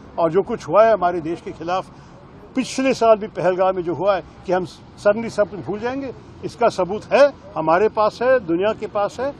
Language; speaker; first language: Hindi; non-native, local second language; Malayalam